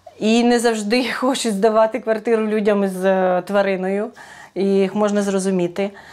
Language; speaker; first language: Ukrainian; native; Ukrainian